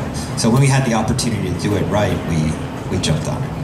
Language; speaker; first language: English; native; English